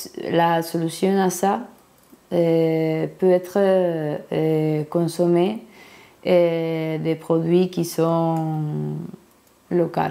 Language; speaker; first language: French; non-native, learner; Spanish